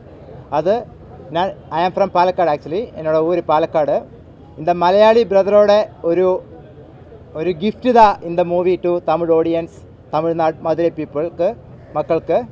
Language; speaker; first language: Tamil; non-native, local second language; Malayalam